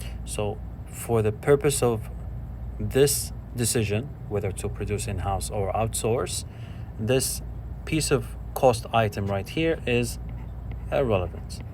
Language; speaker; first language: English; non-native, fluent; Arabic